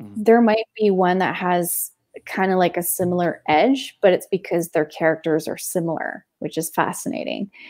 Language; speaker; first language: English; native; English